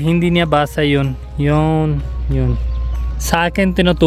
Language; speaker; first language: Filipino; non-native, learner; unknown